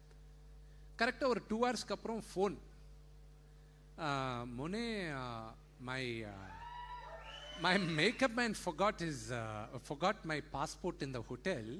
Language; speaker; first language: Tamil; non-native, fluent; Telugu